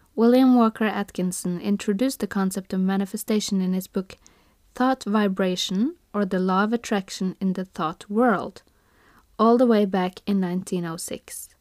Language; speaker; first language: English; non-native, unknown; Norwegian